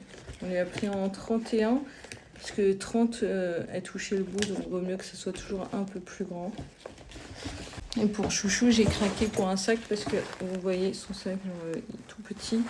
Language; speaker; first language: French; native; French